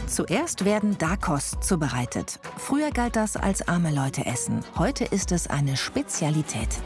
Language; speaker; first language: German; native; German